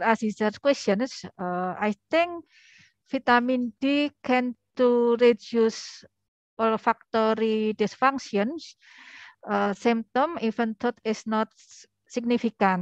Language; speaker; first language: English; non-native, learner; Indonesian